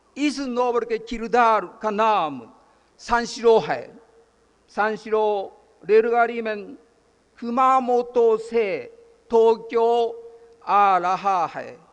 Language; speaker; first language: Urdu; non-native, fluent; Japanese